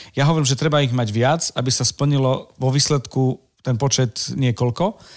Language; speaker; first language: Slovak; native; Slovak